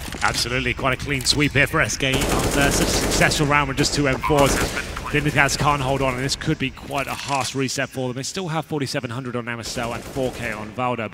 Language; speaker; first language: English; native; English